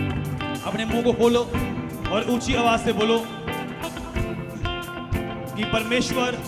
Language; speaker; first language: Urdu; non-native, local second language; Punjabi